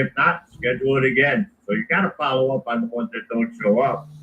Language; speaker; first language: English; native; English